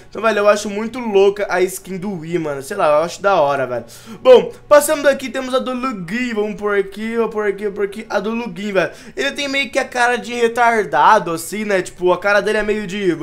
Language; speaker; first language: Portuguese; native; Portuguese